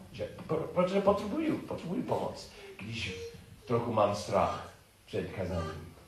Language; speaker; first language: Czech; non-native, learner; English